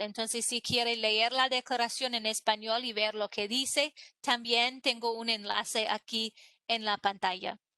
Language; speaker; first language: Spanish; non-native, fluent; English